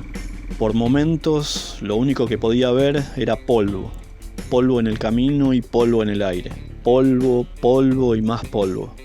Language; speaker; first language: Spanish; native; Spanish